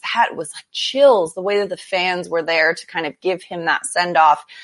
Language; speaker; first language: English; native; English